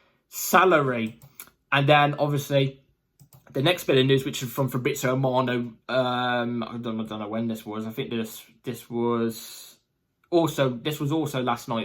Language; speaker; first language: English; native; English